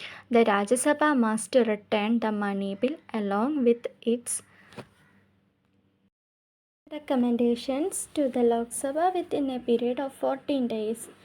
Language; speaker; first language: English; non-native, local second language; Malayalam